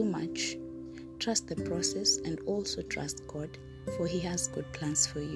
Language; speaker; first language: English; non-native, local second language; Luo (Kenya and Tanzania)